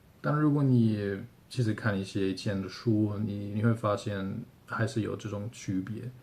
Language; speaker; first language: Chinese; non-native, fluent; German